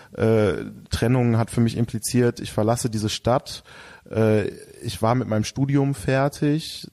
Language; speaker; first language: German; native; German